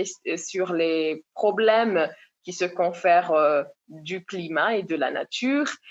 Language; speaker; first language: French; non-native, local second language; Comorian